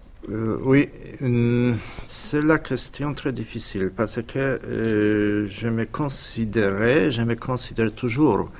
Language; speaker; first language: French; non-native, fluent; Polish